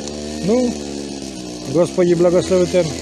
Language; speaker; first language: Russian; native; Russian